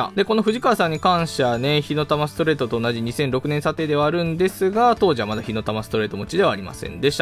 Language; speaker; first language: Japanese; native; Japanese